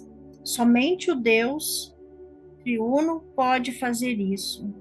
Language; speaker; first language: Portuguese; native; Portuguese